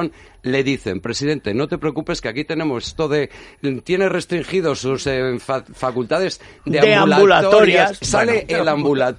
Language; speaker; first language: Spanish; native; Spanish